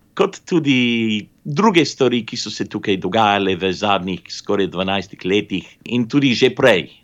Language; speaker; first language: Slovenian; early bilingual, heritage; Slovenian